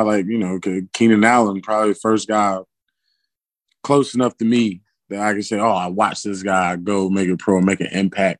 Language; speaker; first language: English; native; English